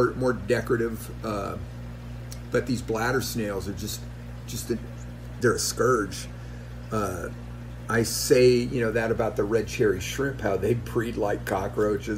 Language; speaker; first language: English; native; English